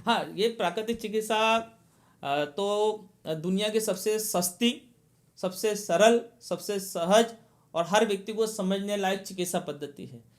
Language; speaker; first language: Hindi; native; Hindi